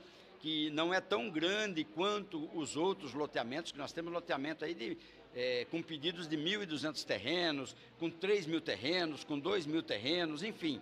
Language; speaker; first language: Portuguese; native; Portuguese